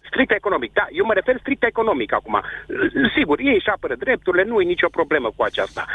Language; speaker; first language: Romanian; native; Romanian